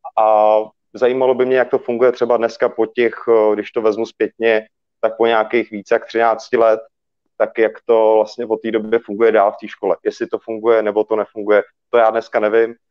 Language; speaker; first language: Czech; early bilingual, other home language; Russian